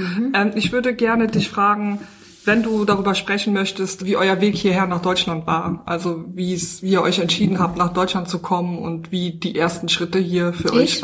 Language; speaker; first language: German; native; German